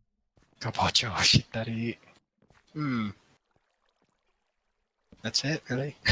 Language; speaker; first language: Japanese; non-native, learner; English